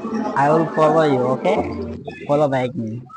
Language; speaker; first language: English; non-native, learner; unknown